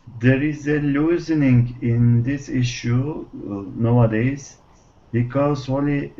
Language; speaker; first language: English; non-native, learner; Turkish